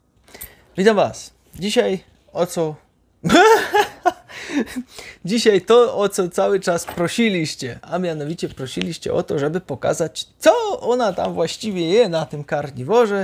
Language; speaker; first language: Polish; native; Polish